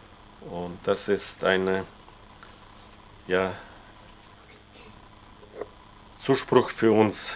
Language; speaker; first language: German; non-native, fluent; Russian